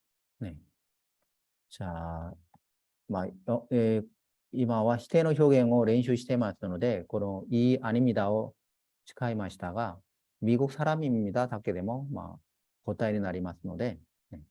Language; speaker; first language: Japanese; non-native, fluent; Korean